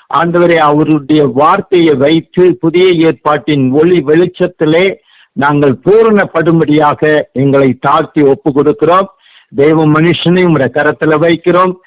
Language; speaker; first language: Tamil; native; Tamil